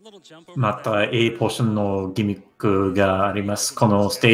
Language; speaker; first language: Japanese; non-native, learner; English